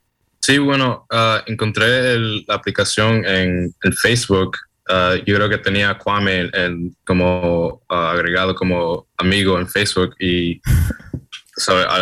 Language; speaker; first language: Spanish; early bilingual, heritage; Spanish